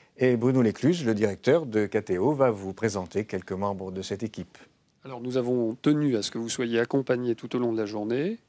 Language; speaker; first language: French; native; French